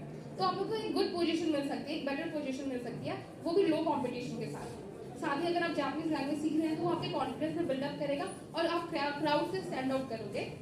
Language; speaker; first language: Hindi; native; Hindi